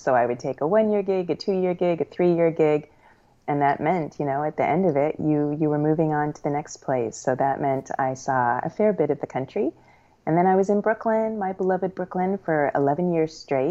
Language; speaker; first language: English; native; English